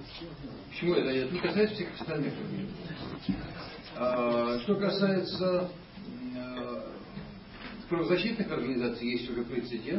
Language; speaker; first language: Russian; native; Russian